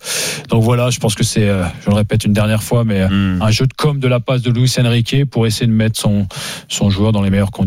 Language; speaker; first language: French; native; French